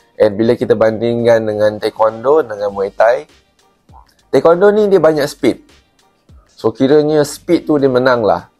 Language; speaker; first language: Malay; non-native, local second language; Chinese